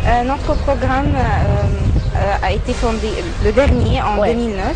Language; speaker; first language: French; non-native, fluent; Arabic